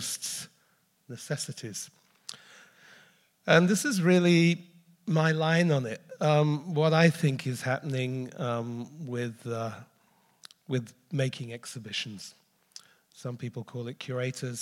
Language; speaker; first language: English; native; English